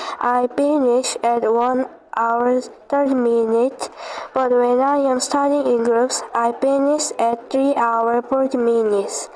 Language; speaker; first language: English; non-native, learner; Korean